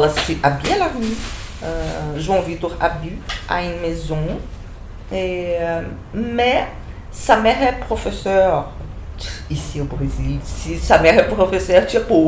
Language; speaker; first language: French; non-native, fluent; Portuguese